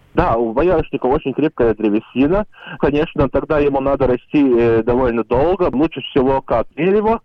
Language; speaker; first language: Russian; non-native, local second language; Latvian